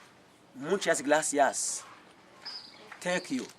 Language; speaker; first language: Spanish; non-native, learner; Haitian Creole